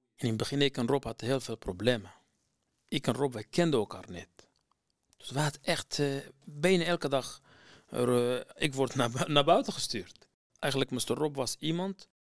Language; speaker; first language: Dutch; non-native, fluent; Arabic